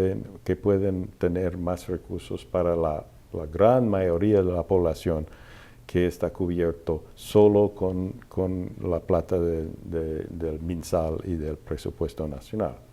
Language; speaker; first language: Spanish; non-native, fluent; English